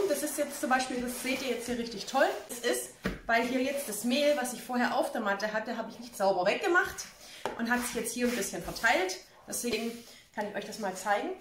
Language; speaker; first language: German; native; German